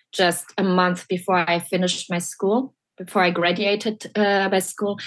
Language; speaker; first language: English; non-native, fluent; German